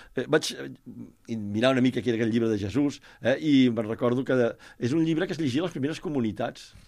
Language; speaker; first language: Catalan; native; Catalan